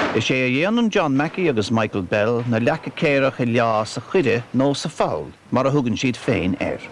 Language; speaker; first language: Irish; native; Irish